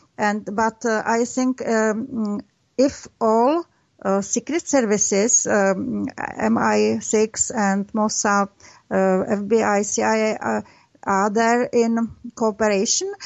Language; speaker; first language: English; non-native, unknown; Czech